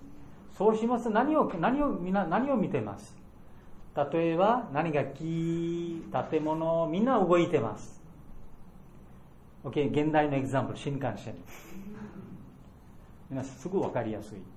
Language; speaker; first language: Japanese; non-native, learner; Bangla